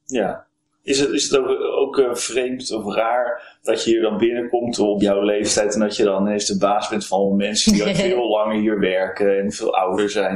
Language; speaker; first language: Dutch; native; Dutch